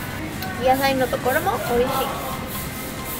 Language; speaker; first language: Japanese; non-native, fluent; Spanish